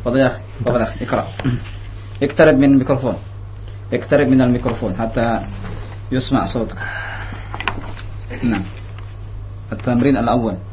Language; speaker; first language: Arabic; non-native, fluent; Indonesian